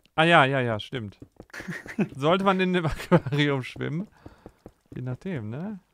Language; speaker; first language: German; native; German